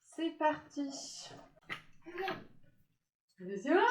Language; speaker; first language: French; native; French